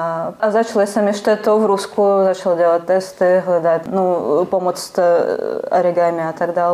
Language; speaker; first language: Czech; non-native, learner; Russian